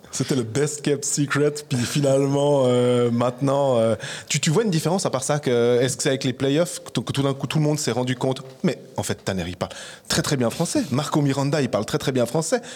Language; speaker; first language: French; native; French